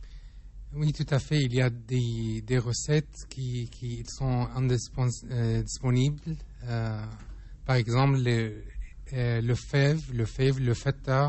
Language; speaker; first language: French; non-native, learner; Arabic